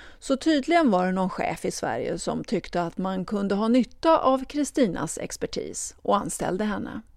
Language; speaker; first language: Swedish; native; Swedish